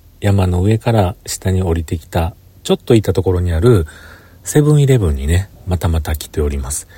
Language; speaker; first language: Japanese; native; Japanese